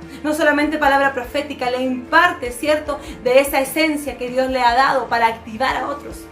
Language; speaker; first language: Spanish; native; Spanish